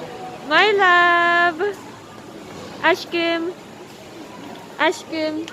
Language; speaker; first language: English; non-native, local second language; Filipino